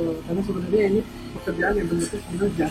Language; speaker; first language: Indonesian; native; Indonesian